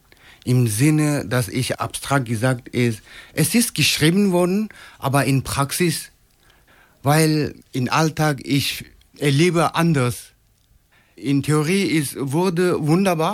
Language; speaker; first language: German; non-native, fluent; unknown